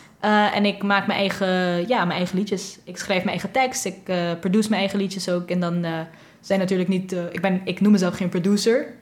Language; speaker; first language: Dutch; non-native, local second language; Papiamento